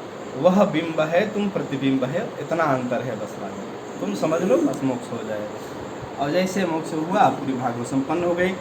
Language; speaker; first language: Hindi; native; Hindi